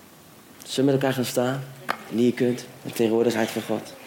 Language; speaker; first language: Dutch; native; Dutch